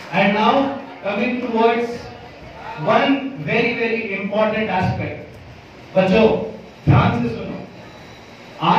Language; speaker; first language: Urdu; native; Urdu